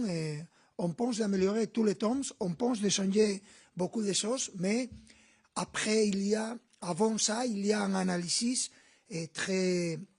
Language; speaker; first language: French; non-native, learner; Spanish